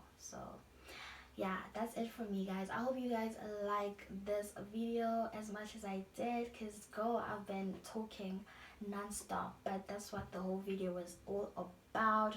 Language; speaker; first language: English; non-native, local second language; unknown